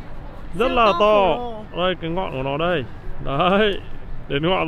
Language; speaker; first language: Vietnamese; native; Vietnamese